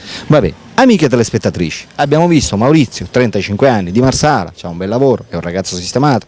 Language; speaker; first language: Italian; native; Italian